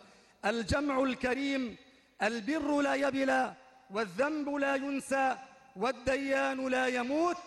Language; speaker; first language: Arabic; native; Arabic